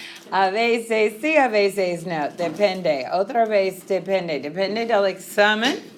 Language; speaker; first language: Spanish; non-native, fluent; English